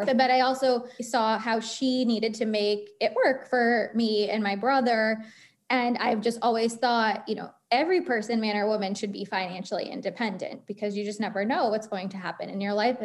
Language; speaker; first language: English; native; English